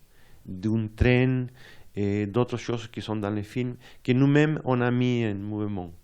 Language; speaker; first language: French; non-native, fluent; Spanish